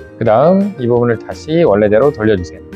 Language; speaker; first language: Korean; native; Korean